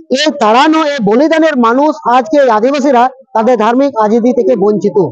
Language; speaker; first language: Bangla; non-native, local second language; Santali